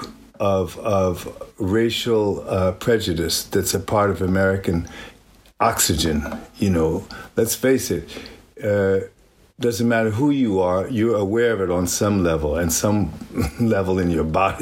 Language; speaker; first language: English; native; English